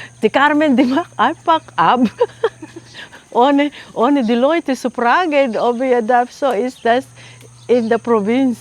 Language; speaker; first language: German; non-native, fluent; Filipino